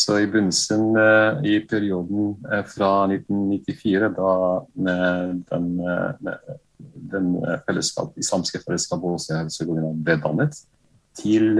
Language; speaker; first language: Norwegian; non-native, fluent; Bosnian